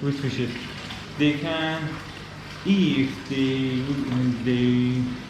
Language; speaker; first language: English; non-native, learner; Persian